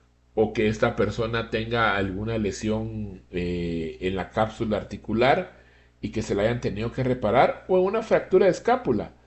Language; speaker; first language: Spanish; native; Spanish